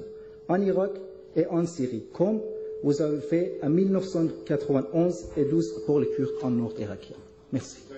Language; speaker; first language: French; non-native, learner; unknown